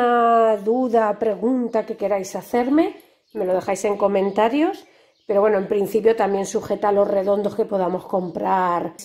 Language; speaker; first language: Spanish; native; Spanish